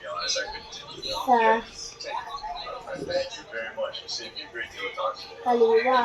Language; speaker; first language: Filipino; non-native, local second language; Bikol